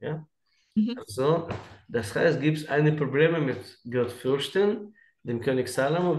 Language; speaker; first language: German; non-native, learner; Russian